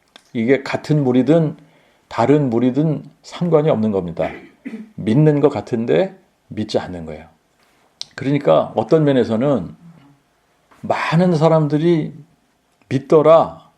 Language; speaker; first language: Korean; native; Korean